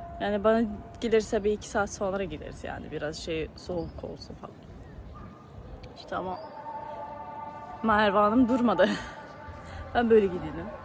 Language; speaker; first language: Turkish; non-native, fluent; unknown